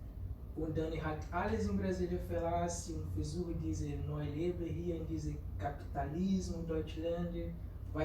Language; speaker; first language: German; non-native, learner; Portuguese